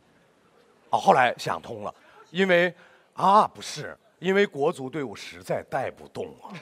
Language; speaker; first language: Chinese; native; Chinese